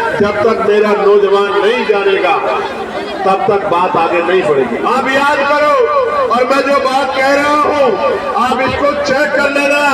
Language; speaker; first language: Hindi; native; Hindi